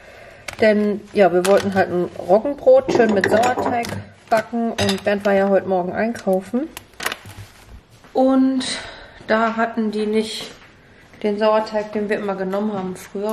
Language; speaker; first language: German; native; German